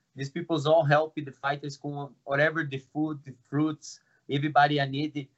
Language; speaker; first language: English; non-native, learner; Portuguese